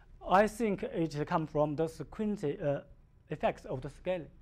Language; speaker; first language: English; non-native, learner; Chinese